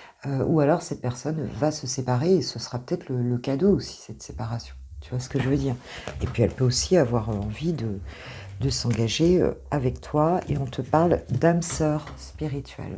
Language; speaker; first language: French; native; French